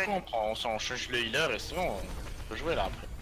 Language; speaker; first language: French; native; French